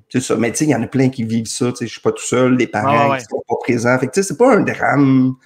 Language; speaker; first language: French; native; French